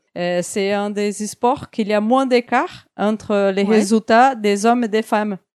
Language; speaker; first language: French; non-native, fluent; Portuguese